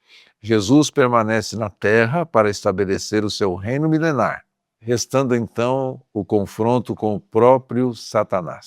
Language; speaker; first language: Portuguese; native; Portuguese